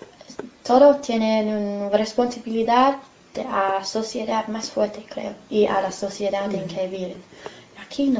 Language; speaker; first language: Spanish; non-native, fluent; English